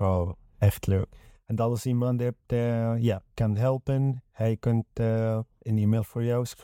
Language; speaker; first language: Dutch; non-native, learner; Arabic